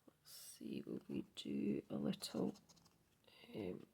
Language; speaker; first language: English; native; English